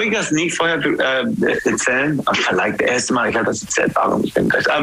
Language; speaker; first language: German; non-native, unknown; English